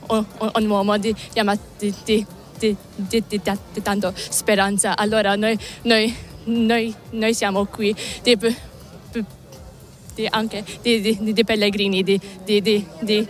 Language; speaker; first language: Italian; non-native, learner; Maltese